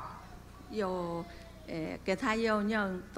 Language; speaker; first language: Chinese; non-native, local second language; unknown